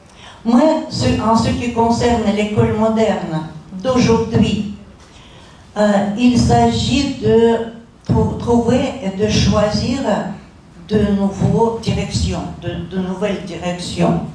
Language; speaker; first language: French; non-native, fluent; Russian